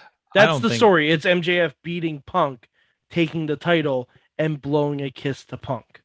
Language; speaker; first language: English; native; English